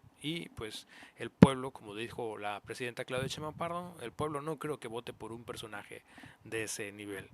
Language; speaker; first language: Spanish; native; Spanish